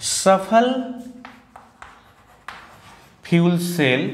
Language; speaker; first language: Hindi; native; Hindi